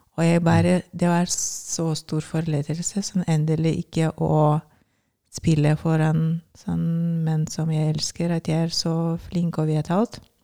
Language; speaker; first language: Norwegian; non-native, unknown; Lithuanian